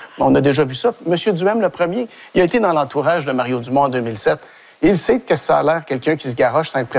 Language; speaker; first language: French; native; French